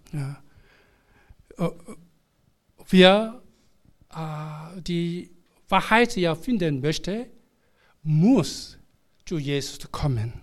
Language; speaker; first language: German; non-native, fluent; Korean